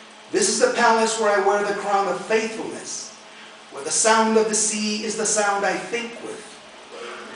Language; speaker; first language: English; early bilingual, other home language; Spanish